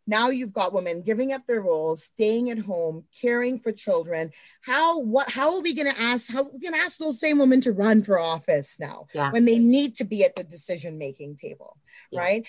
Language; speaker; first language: English; native; English